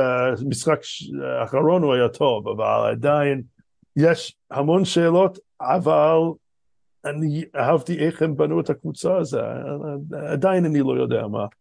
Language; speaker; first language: Hebrew; non-native, fluent; English